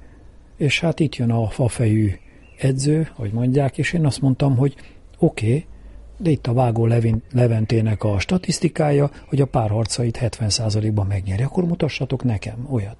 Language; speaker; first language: Hungarian; native; Hungarian